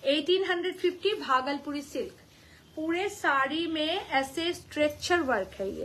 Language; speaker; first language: Hindi; non-native, local second language; Bangla